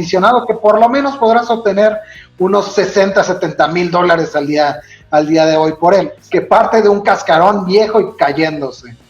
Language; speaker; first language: Spanish; native; Spanish